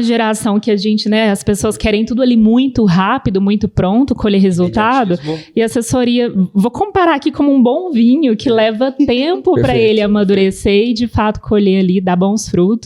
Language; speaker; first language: Portuguese; native; Portuguese